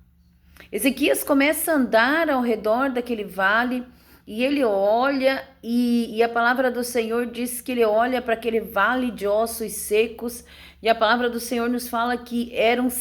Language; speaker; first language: Portuguese; native; Portuguese